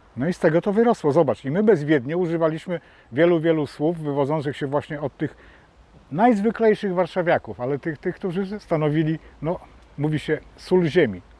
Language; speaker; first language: Polish; native; Polish